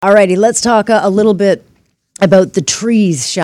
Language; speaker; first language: English; native; English